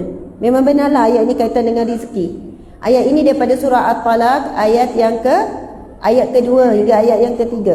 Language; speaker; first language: Malay; native; Malay